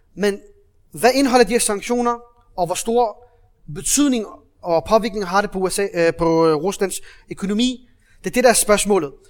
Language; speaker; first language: Danish; early bilingual, other home language; Arabic